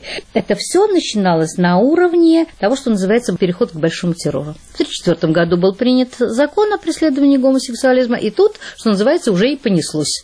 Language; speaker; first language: Russian; native; Russian